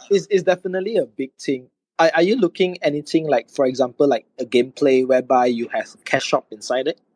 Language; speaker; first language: English; non-native, local second language; Chinese